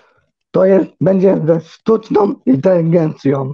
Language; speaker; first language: Polish; early bilingual, heritage; Polish